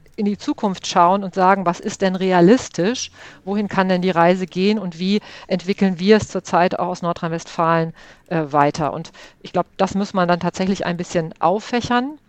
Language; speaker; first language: German; native; German